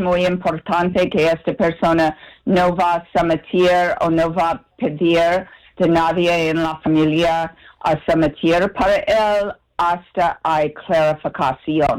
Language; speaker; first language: Spanish; non-native, learner; English